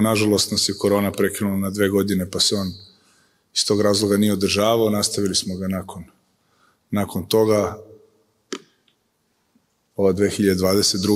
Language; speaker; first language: Serbian; native; Serbian